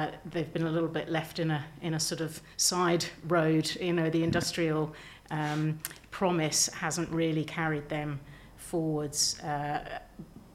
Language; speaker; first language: English; native; English